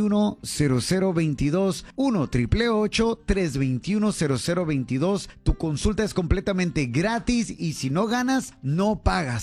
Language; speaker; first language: Spanish; native; Spanish